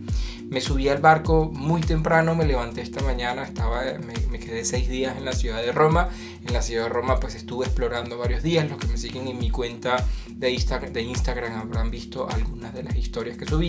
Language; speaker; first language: Spanish; native; Spanish